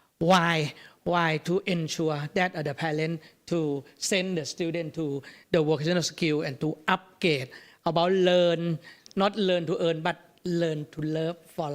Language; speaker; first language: English; non-native, learner; Thai